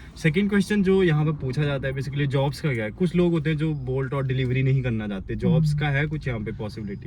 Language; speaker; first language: Hindi; native; Hindi